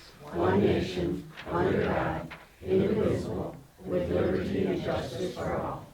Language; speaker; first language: English; native; English